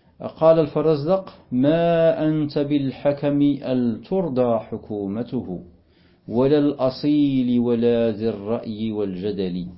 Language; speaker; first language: Arabic; non-native, fluent; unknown